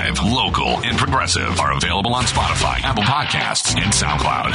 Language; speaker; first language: English; native; English